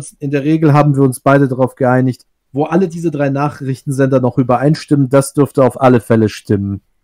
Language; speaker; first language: German; early bilingual, other home language; Russian